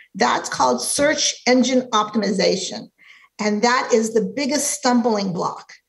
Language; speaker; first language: English; native; English